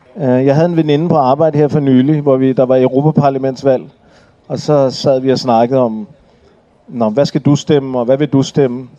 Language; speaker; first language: Danish; early bilingual, other home language; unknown